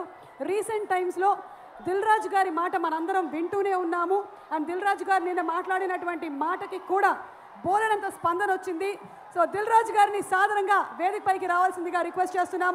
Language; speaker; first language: Telugu; native; Telugu